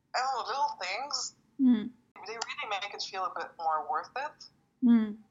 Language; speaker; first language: English; non-native, fluent; French